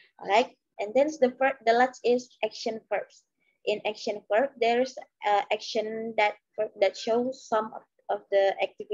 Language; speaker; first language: English; non-native, learner; Indonesian